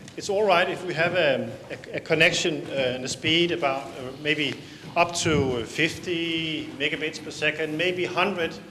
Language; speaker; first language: English; non-native, fluent; Danish